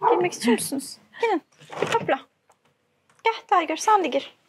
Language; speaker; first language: Turkish; early bilingual, heritage; Turkish